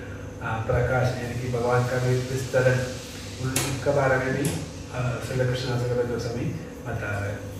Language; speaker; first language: Hindi; non-native, fluent; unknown